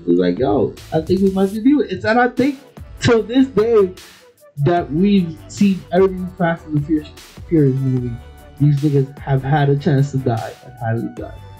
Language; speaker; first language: English; early bilingual, other home language; Spanish